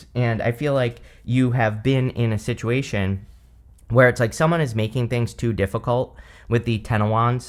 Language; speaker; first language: English; native; English